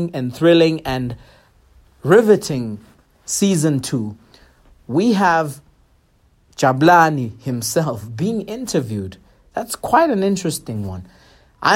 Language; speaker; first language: English; non-native, local second language; Zulu